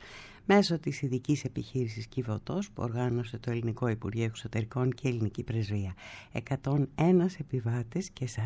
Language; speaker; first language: Greek; native; Greek